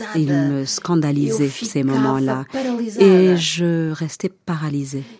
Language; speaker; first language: French; non-native, fluent; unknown